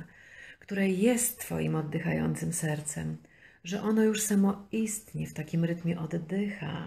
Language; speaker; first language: Polish; native; Polish